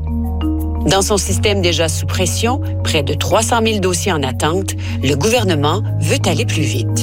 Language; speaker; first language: French; native; French